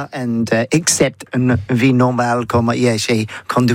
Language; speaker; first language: French; non-native, learner; English